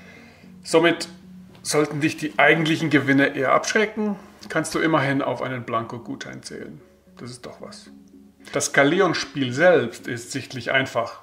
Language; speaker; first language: German; native; German